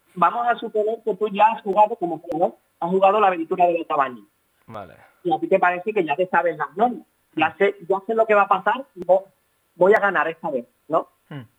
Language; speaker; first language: Spanish; native; Spanish